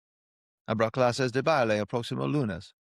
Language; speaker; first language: Spanish; non-native, fluent; English